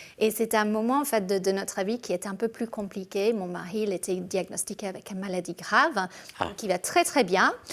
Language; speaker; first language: French; non-native, fluent; English